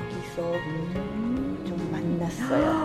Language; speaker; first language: Korean; non-native, fluent; Japanese